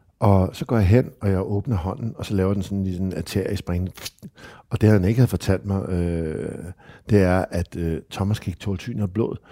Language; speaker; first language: Danish; native; Danish